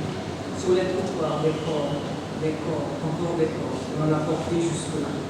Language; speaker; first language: French; non-native, local second language; Haitian Creole